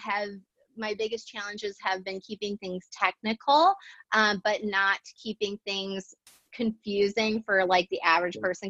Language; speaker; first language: English; native; English